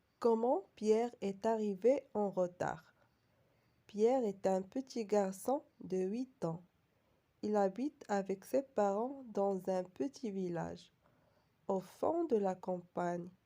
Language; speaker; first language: French; non-native, local second language; Arabic